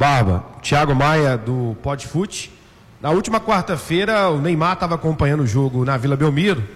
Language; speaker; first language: Portuguese; native; Portuguese